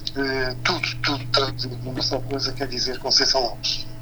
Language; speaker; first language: Portuguese; native; Portuguese